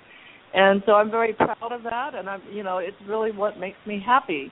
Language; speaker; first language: English; native; English